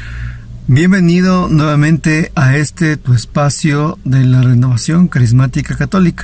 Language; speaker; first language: Spanish; native; Spanish